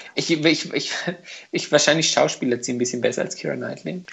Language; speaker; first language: German; non-native, fluent; Hungarian